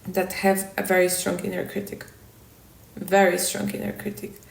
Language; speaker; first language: English; non-native, fluent; Polish